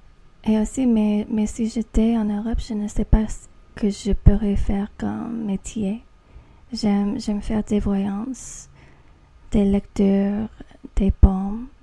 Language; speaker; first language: French; non-native, learner; English